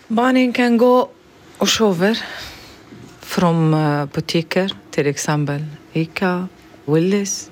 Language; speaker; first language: Swedish; non-native, learner; Arabic